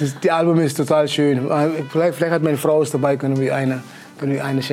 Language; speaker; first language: German; non-native, fluent; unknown